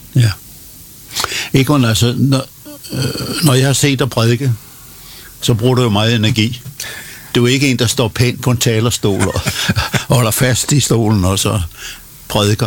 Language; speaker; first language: Danish; non-native, local second language; Faroese